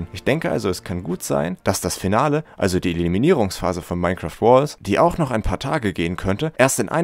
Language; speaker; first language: German; native; German